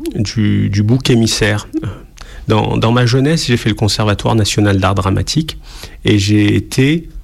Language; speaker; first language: French; native; French